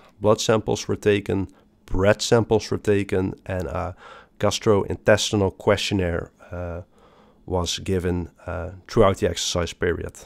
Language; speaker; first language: English; non-native, fluent; Dutch